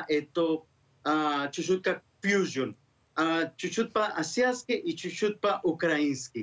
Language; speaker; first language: Russian; non-native, learner; Spanish